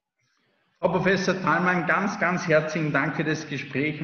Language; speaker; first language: German; native; German